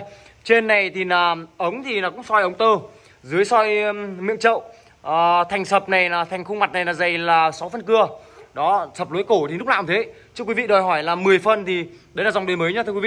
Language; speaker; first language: Vietnamese; native; Vietnamese